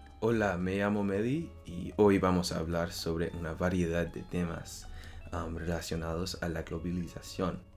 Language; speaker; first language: Spanish; non-native, learner; French